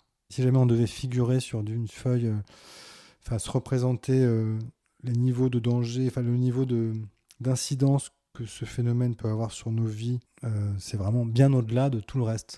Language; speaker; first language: French; native; French